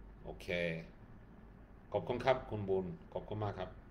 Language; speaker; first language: Thai; non-native, learner; Swedish